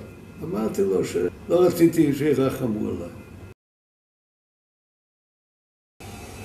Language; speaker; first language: Hebrew; non-native, fluent; Yiddish